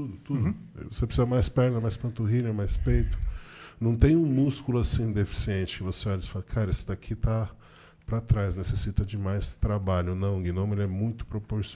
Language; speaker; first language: Portuguese; native; Portuguese